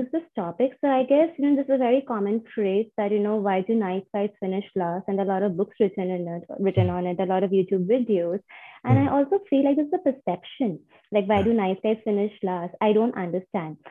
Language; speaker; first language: English; non-native, local second language; Hindi